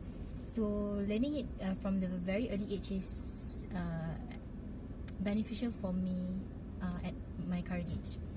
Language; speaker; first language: English; non-native, local second language; Malay